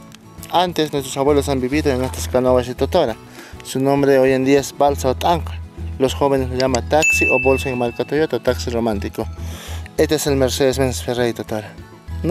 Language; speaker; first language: Spanish; native; Spanish